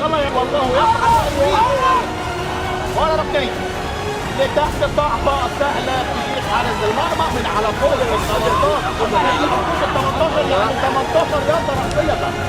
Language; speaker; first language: Arabic; native; Arabic